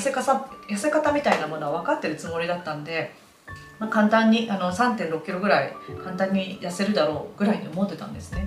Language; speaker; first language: Japanese; native; Japanese